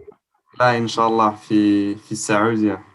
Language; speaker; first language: Arabic; non-native, learner; French